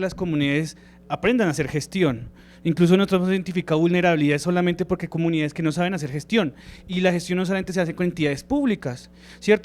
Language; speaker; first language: Spanish; native; Spanish